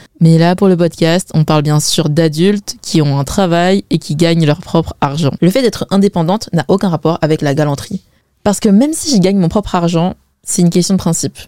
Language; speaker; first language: French; early bilingual, other home language; Wu Chinese